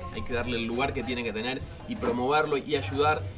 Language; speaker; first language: Spanish; native; Spanish